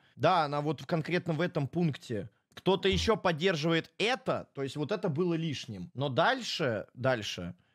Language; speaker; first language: Russian; native; Russian